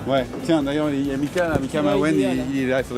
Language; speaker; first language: French; native; French